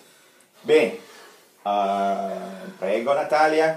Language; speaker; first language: Italian; non-native, fluent; Russian